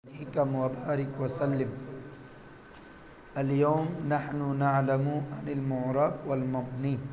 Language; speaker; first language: Arabic; non-native, fluent; Bangla